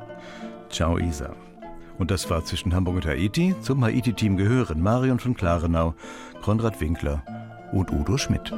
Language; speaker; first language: German; native; German